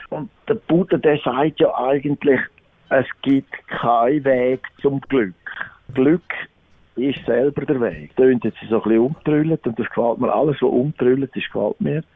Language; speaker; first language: German; native; German